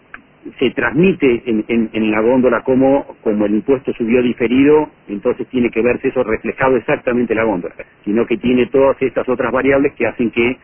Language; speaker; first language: Spanish; native; Spanish